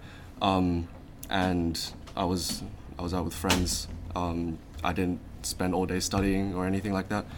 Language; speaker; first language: English; early bilingual, other home language; Chinese